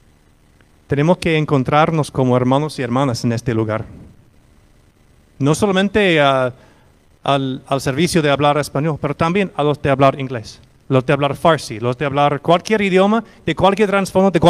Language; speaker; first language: Spanish; non-native, fluent; English